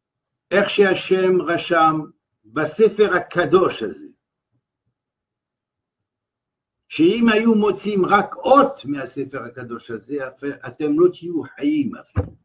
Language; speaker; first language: Hebrew; non-native, fluent; French